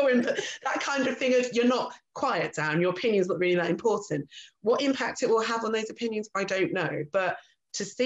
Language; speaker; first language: English; native; English